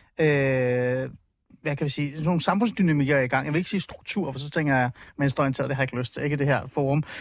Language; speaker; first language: Danish; early bilingual, other home language; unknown